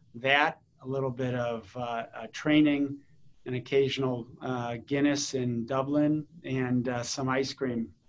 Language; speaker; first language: English; native; English